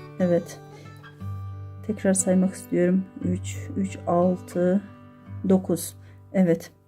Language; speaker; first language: Turkish; native; Turkish